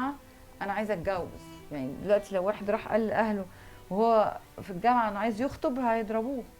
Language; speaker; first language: Arabic; native; Arabic